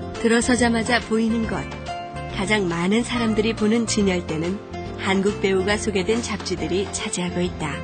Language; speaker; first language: Korean; native; Korean